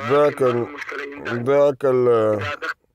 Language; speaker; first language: Arabic; non-native, learner; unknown